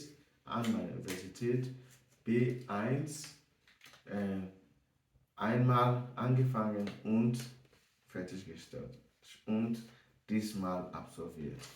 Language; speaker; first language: German; non-native, learner; English